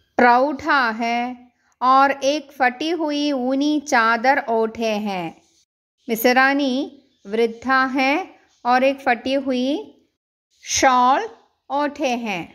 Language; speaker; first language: Hindi; non-native, local second language; Malayalam